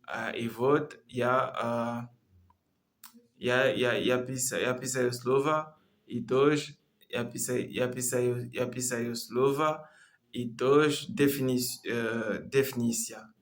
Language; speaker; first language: Russian; non-native, learner; Comorian